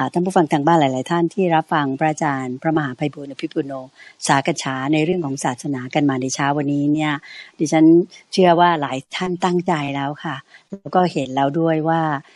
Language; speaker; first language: Thai; native; Thai